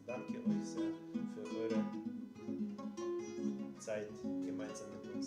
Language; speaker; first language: German; non-native, learner; Ukrainian